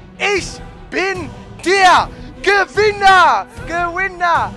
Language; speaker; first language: German; native; German